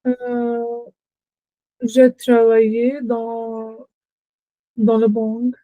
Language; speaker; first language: French; non-native, learner; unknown